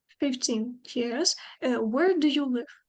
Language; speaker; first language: English; non-native, fluent; Ukrainian